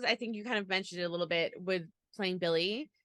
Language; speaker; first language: English; native; English